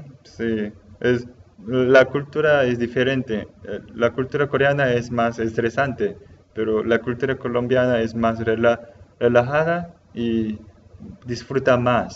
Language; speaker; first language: Spanish; non-native, learner; Korean